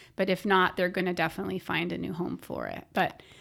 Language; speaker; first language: English; native; English